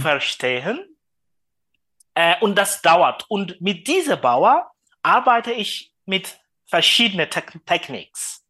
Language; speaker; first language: German; non-native, learner; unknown